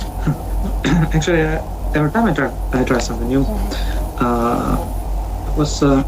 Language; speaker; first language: English; non-native, learner; Russian